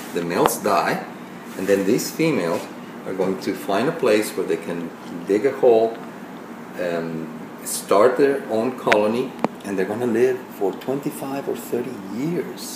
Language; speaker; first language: English; non-native, fluent; Spanish